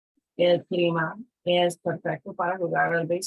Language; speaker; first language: Spanish; non-native, fluent; English